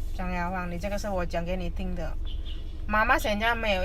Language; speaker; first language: Chinese; non-native, fluent; Indonesian